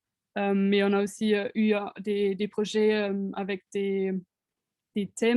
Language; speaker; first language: French; non-native, fluent; German